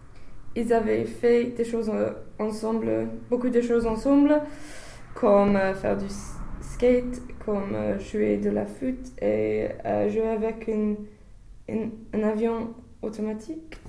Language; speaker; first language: French; non-native, learner; English